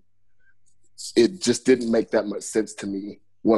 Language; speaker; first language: English; native; English